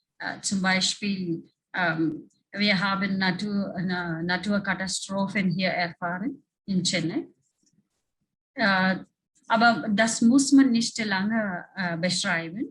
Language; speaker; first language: German; non-native, fluent; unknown